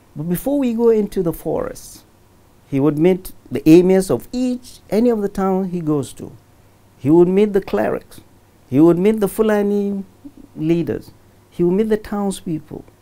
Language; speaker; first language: English; non-native, local second language; Hausa